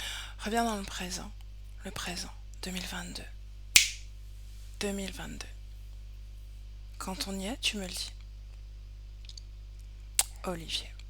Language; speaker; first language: French; native; French